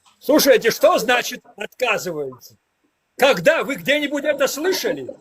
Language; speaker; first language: Russian; non-native, local second language; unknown